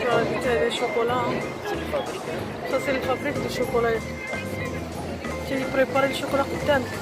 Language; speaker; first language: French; non-native, local second language; Arabic